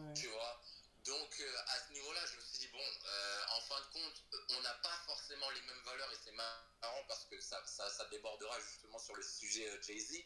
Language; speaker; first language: French; native; French